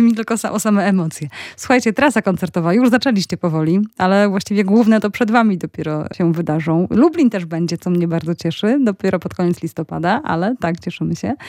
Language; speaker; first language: Polish; native; Polish